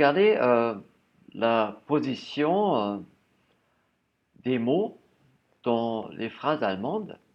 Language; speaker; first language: French; non-native, fluent; German